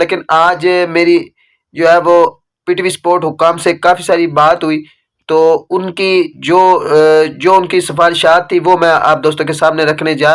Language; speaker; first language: Urdu; native; Urdu